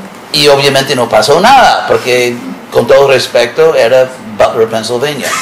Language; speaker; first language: Spanish; non-native, fluent; English